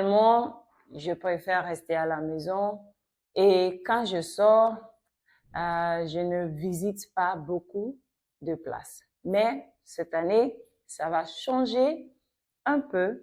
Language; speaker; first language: French; non-native, fluent; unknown